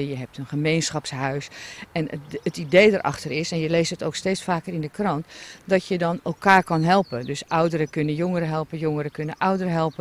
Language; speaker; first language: Dutch; native; Dutch